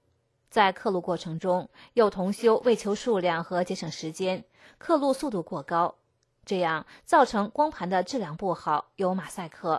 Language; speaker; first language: Chinese; native; Chinese